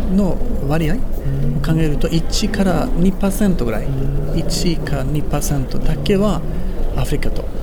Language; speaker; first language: Japanese; non-native, fluent; Swedish